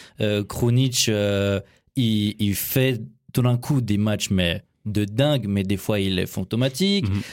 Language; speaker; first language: French; native; French